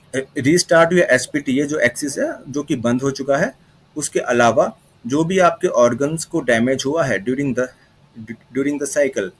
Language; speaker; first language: Hindi; native; Hindi